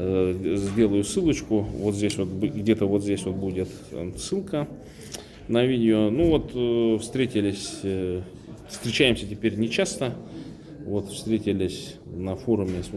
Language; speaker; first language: Russian; native; Russian